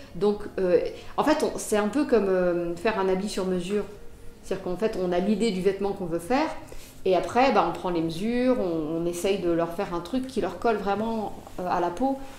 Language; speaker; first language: French; native; French